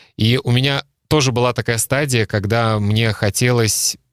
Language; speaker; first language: Russian; native; Russian